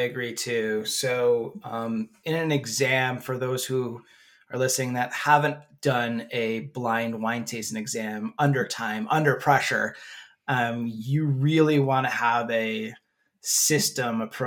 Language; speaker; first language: English; native; English